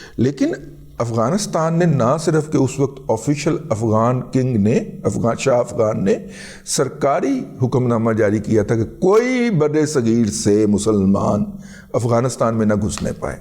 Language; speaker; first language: Urdu; native; Urdu